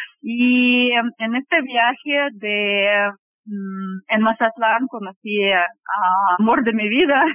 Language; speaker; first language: Spanish; non-native, fluent; Russian